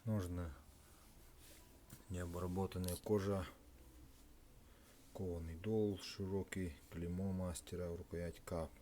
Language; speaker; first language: Russian; native; Russian